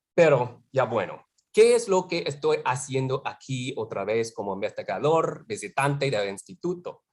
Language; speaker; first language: Spanish; non-native, fluent; English